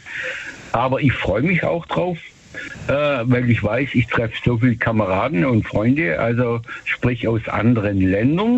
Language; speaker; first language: German; native; German